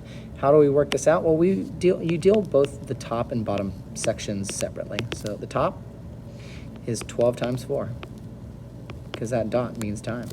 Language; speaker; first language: English; native; English